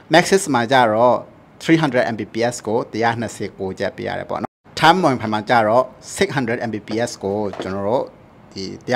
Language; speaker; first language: Burmese; native; Burmese